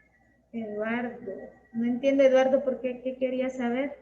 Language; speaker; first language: Spanish; native; Spanish